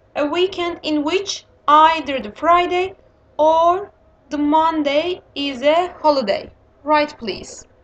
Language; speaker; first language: English; non-native, fluent; Turkish